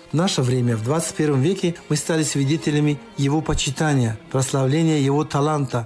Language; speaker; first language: Russian; non-native, local second language; Tajik